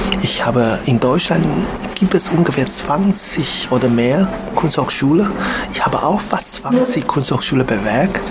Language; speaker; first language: German; non-native, learner; Chinese